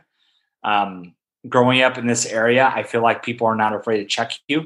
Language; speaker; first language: English; native; English